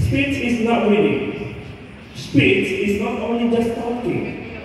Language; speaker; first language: English; non-native, fluent; Indonesian